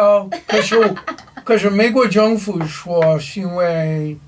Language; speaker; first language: Chinese; non-native, learner; English